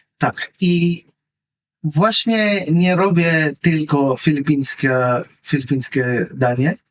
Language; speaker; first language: Polish; non-native, learner; Filipino